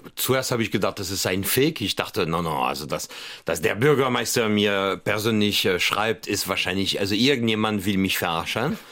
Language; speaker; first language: German; non-native, fluent; French